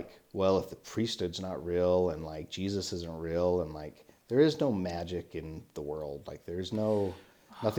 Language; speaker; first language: English; native; English